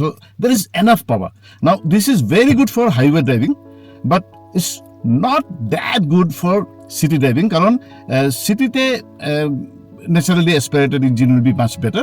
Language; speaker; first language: English; non-native, local second language; Bangla